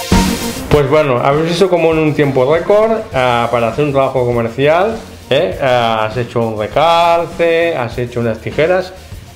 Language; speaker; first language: Spanish; native; Spanish